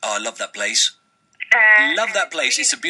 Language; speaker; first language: English; native; English